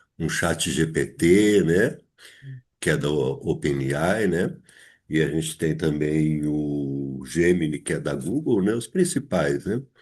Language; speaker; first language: Portuguese; native; Portuguese